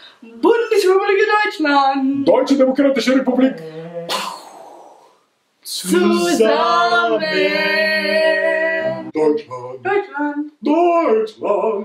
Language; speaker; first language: German; non-native, learner; English